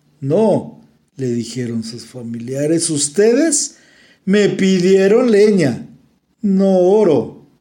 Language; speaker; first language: Spanish; native; Spanish